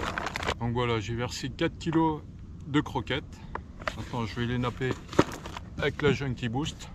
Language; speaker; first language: French; native; French